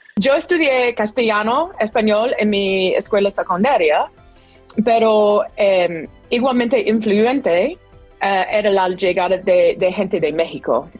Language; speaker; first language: Spanish; non-native, fluent; English